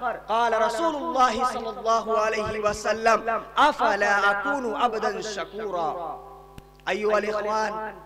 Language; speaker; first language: Arabic; non-native, learner; Urdu